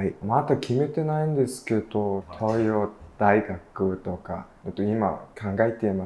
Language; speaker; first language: Japanese; non-native, learner; Mongolian